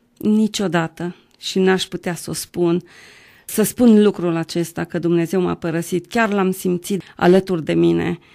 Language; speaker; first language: Romanian; native; Romanian